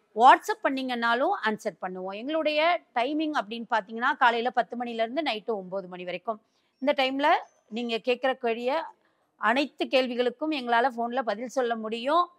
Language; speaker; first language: Tamil; native; Tamil